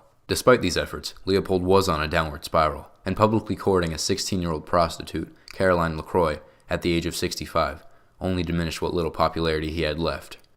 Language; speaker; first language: English; native; English